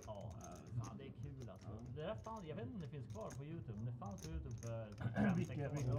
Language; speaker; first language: Swedish; native; Swedish